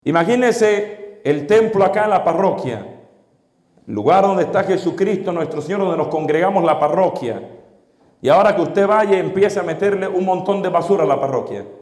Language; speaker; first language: Spanish; native; Spanish